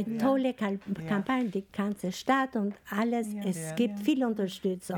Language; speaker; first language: German; non-native, learner; Albanian